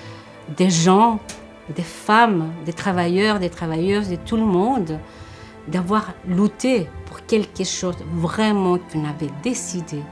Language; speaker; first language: French; non-native, fluent; Spanish